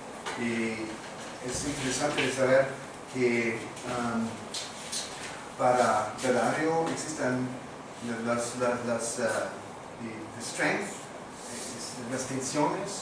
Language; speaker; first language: Spanish; non-native, fluent; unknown